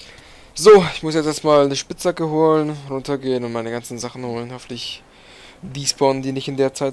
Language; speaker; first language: German; native; German